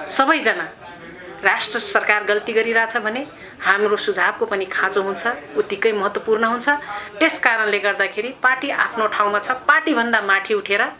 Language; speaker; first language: Nepali; non-native, local second language; Rana Tharu